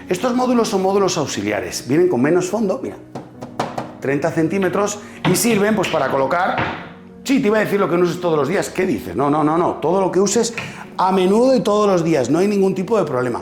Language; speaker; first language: Spanish; native; Spanish